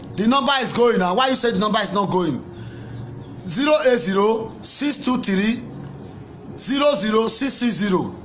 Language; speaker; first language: Nigerian Pidgin; native; Nigerian Pidgin